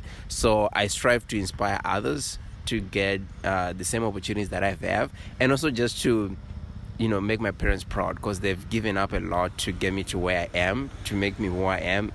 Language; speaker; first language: English; non-native, local second language; Kinyarwanda